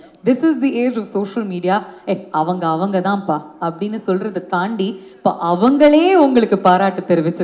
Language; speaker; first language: Tamil; native; Tamil